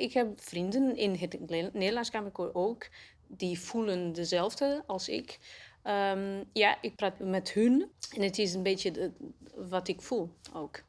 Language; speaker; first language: Dutch; non-native, learner; Portuguese